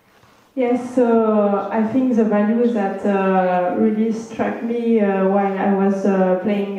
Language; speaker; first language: English; non-native, fluent; French